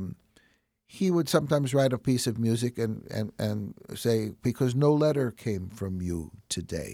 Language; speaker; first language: English; native; English